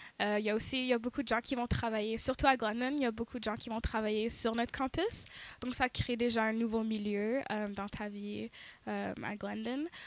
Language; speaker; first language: French; native; French